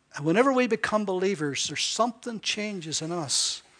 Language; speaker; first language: English; native; English